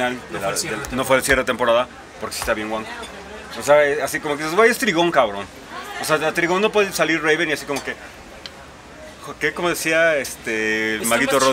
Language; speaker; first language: Spanish; native; Spanish